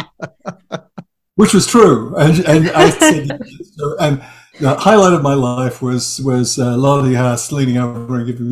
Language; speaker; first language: English; native; English